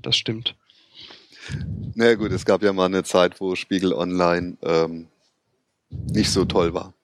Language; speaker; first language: German; native; German